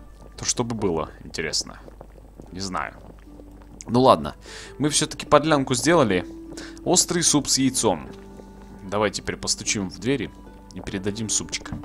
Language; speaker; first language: Russian; native; Russian